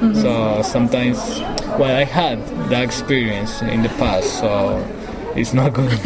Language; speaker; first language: English; non-native, learner; Spanish